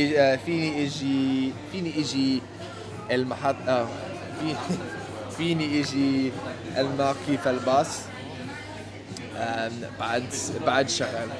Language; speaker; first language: Arabic; non-native, learner; English